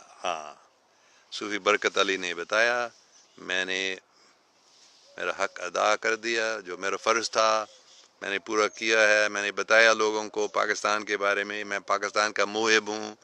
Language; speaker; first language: Hindi; non-native, local second language; English